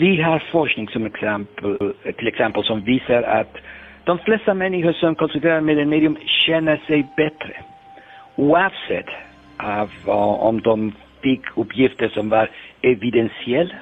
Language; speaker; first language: Swedish; non-native, fluent; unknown